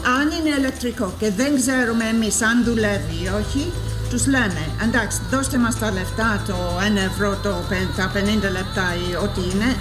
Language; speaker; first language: Greek; non-native, fluent; English